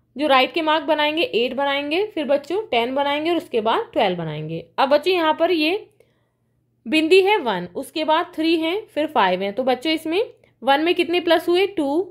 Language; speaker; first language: Hindi; native; Hindi